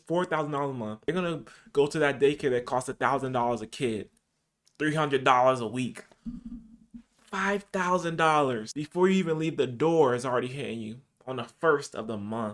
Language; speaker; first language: English; native; English